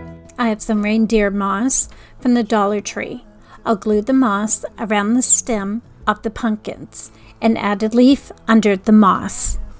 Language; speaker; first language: English; native; English